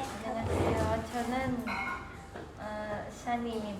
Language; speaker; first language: Korean; non-native, learner; Indonesian